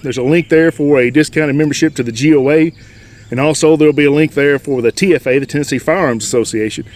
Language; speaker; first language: English; native; English